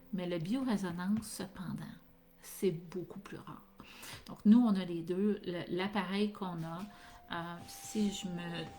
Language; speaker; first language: French; native; French